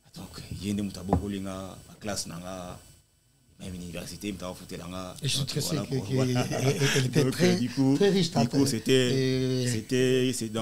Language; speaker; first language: French; non-native, local second language; Lingala